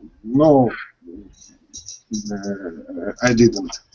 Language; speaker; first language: English; non-native, learner; Russian